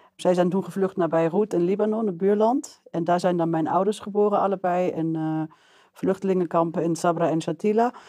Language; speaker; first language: Dutch; early bilingual, other home language; Arabic